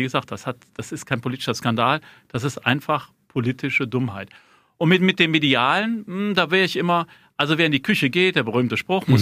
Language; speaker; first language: German; native; German